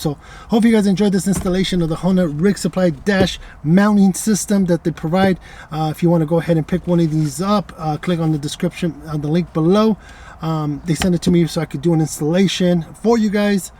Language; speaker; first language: English; native; English